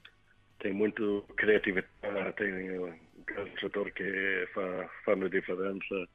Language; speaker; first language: Italian; non-native, learner; Swedish